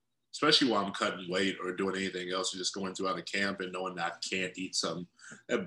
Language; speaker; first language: English; native; English